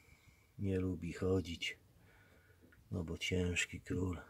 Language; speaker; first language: Polish; native; Polish